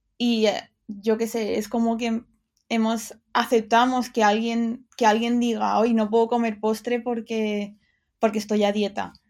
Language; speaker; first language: Spanish; early bilingual, other home language; English